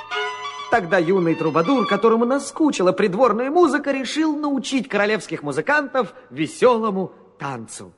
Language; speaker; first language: Russian; native; Russian